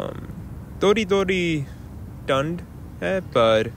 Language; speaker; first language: Punjabi; non-native, learner; English